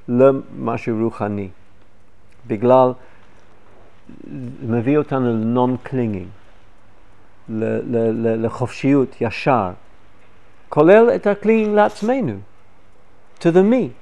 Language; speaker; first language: Hebrew; non-native, fluent; English